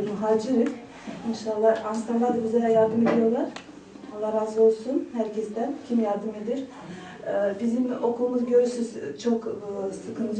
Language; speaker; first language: Turkish; non-native, learner; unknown